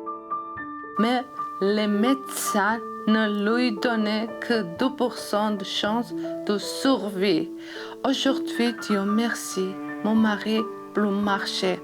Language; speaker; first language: French; non-native, learner; Georgian